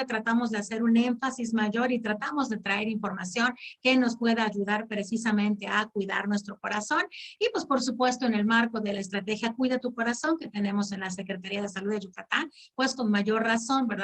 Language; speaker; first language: Spanish; native; Spanish